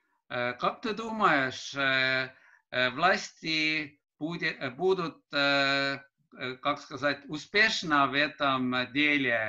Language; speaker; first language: Russian; non-native, learner; Estonian